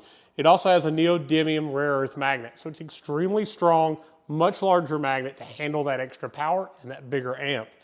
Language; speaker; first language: English; native; English